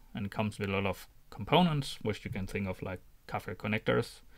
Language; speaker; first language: English; non-native, fluent; Danish